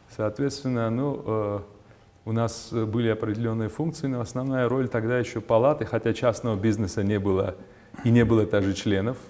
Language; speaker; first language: Russian; non-native, local second language; Georgian